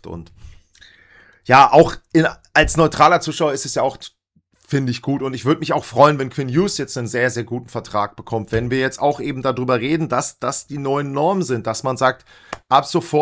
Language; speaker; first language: German; native; German